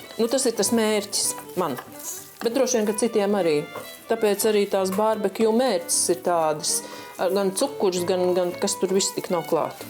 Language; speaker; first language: Latvian; native; Latvian